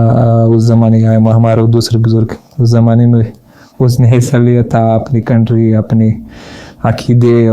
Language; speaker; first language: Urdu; non-native, learner; Pashto